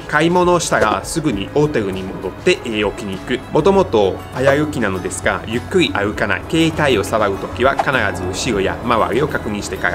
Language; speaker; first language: Japanese; non-native, fluent; Italian